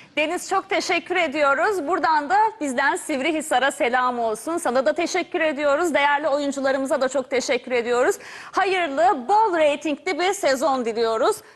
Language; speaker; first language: Turkish; native; Turkish